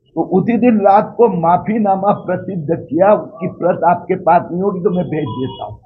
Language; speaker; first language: Hindi; non-native, local second language; Marathi